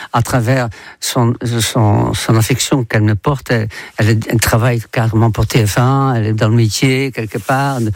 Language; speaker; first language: French; non-native, fluent; Dutch